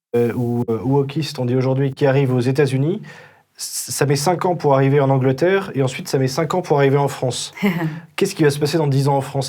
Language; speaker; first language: French; native; French